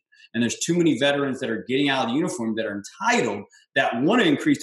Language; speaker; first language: English; native; English